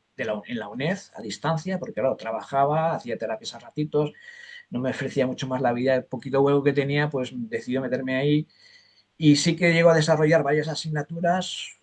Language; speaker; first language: Spanish; native; Spanish